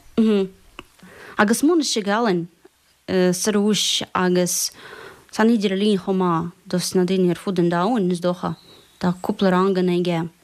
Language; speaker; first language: Irish; non-native, fluent; Russian